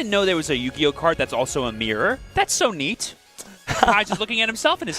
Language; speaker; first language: English; native; English